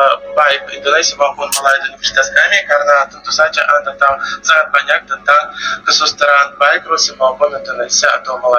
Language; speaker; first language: Indonesian; non-native, fluent; Russian